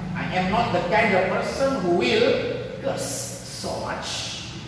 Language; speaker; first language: English; non-native, fluent; Indonesian